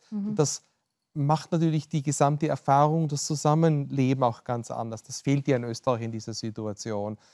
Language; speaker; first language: German; native; German